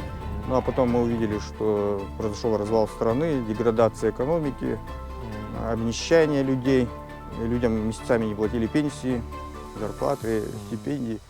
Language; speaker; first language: Russian; native; Russian